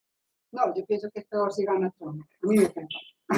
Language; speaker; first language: Spanish; native; Spanish